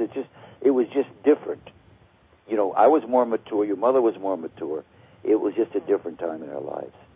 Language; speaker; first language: English; native; English